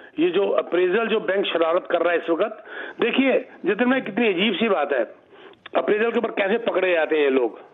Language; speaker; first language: Hindi; native; Hindi